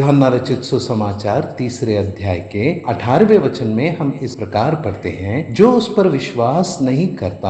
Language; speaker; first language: Hindi; native; Hindi